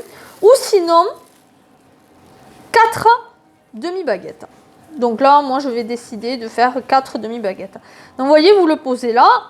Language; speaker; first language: French; native; French